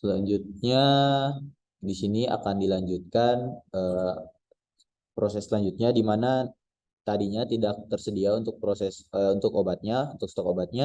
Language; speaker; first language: Indonesian; native; Indonesian